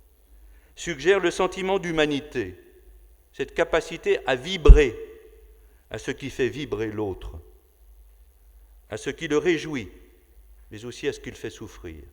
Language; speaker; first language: French; native; French